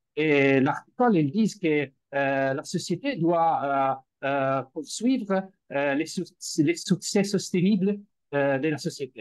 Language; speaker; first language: French; non-native, fluent; Italian